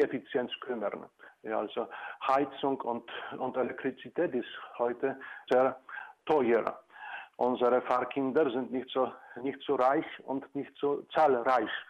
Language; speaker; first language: German; non-native, fluent; Polish